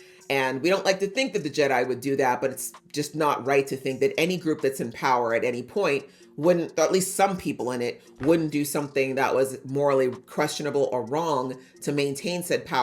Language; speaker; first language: English; native; English